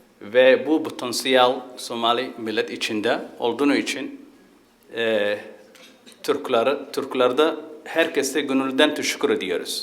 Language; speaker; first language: Turkish; non-native, fluent; Somali